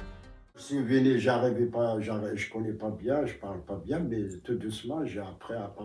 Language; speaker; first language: French; non-native, fluent; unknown